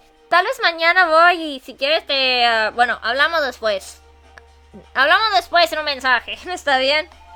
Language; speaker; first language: Spanish; non-native, learner; English